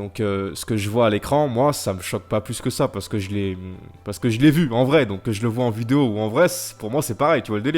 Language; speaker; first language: French; native; French